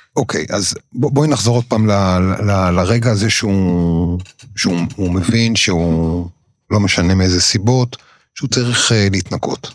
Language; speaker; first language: Hebrew; native; Hebrew